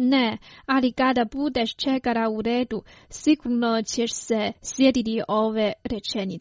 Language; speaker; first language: Croatian; non-native, fluent; Chinese